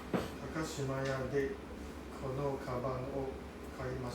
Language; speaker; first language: Japanese; non-native, learner; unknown